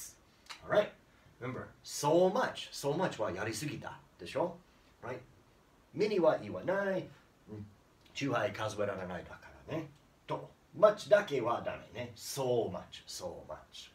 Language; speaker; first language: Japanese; non-native, learner; English